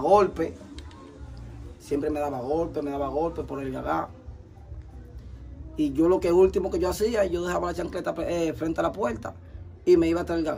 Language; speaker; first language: Spanish; native; Spanish